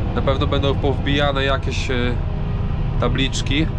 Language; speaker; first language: Polish; native; Polish